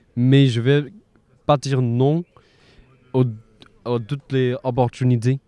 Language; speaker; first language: French; non-native, fluent; Chinese